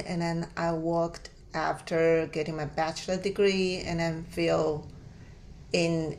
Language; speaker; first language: English; non-native, fluent; Chinese